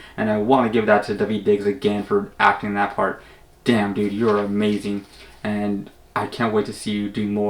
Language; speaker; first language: English; native; English